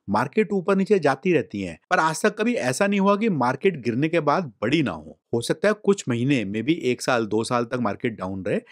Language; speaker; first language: Hindi; native; Hindi